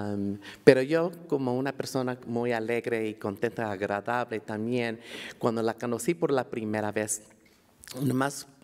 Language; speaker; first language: Spanish; early bilingual, heritage; Spanish